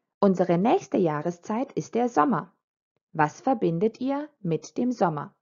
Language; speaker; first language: German; non-native, fluent; Croatian